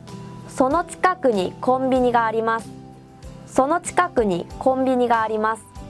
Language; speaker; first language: Japanese; non-native, fluent; Korean